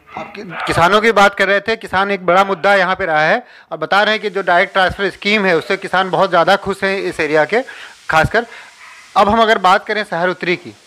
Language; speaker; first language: Hindi; native; Hindi